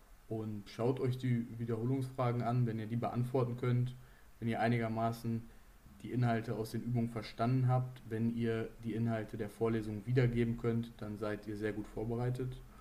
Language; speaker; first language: German; native; German